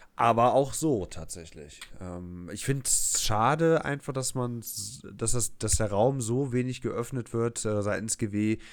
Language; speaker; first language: German; non-native, fluent; English